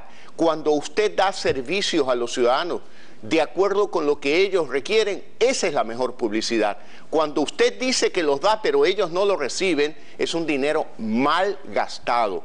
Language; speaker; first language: Spanish; native; Spanish